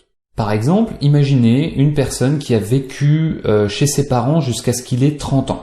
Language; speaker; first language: French; native; French